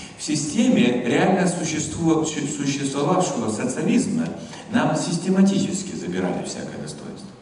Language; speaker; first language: Russian; non-native, fluent; German